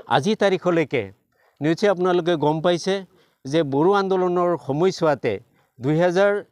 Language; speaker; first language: Assamese; non-native, local second language; Bodo